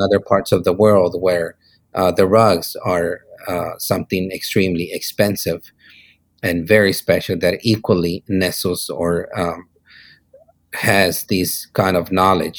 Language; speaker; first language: English; non-native, fluent; Spanish